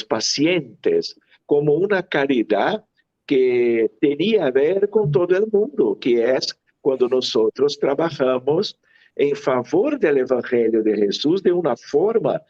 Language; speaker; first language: Spanish; non-native, fluent; Portuguese